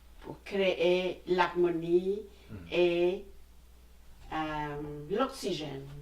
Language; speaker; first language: French; non-native, fluent; Khmer